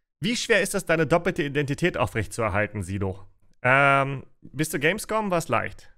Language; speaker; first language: German; early bilingual, other home language; Russian